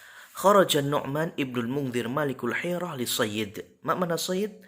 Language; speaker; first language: Arabic; non-native, fluent; Indonesian